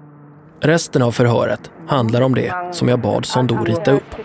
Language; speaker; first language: Swedish; native; Swedish